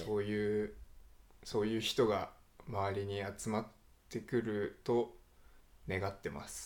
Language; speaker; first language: Japanese; native; Japanese